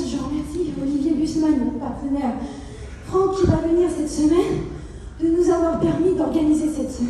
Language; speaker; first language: French; native; French